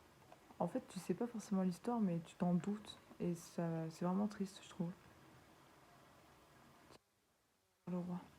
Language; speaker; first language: French; native; French